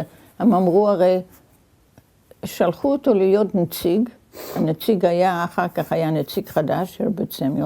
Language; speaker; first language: Hebrew; early bilingual, other home language; Yiddish